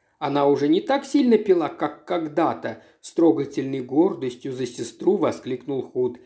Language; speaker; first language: Russian; native; Russian